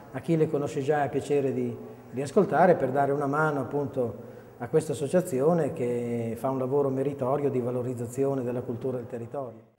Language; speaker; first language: Italian; non-native, local second language; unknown